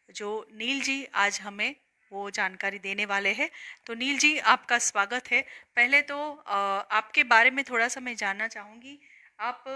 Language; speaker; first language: Hindi; non-native, local second language; Gujarati